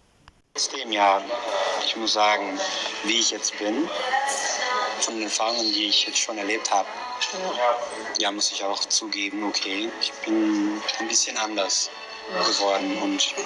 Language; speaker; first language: German; non-native, fluent; English